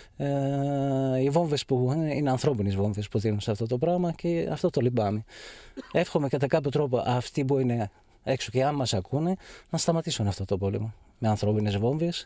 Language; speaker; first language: Greek; non-native, fluent; Arabic